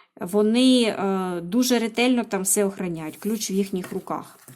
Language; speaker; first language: Ukrainian; non-native, local second language; Russian